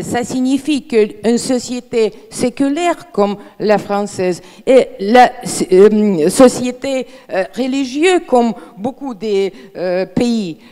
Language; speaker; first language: French; non-native, fluent; Russian